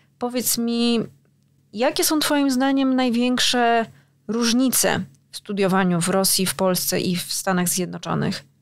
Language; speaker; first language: Polish; native; Polish